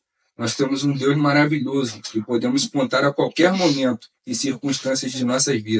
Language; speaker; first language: Portuguese; native; Portuguese